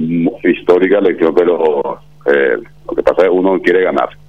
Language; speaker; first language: Spanish; native; Spanish